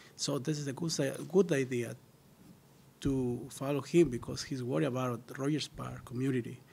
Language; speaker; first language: English; non-native, learner; Spanish